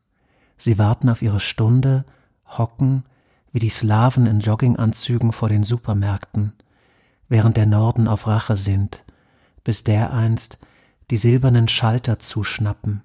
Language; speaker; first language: German; native; German